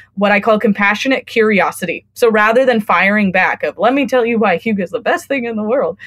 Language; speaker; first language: English; native; English